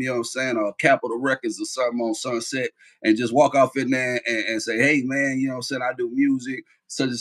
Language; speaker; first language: English; native; English